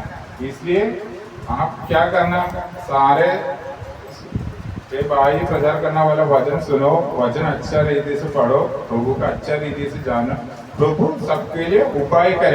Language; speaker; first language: Hindi; non-native, local second language; Malayalam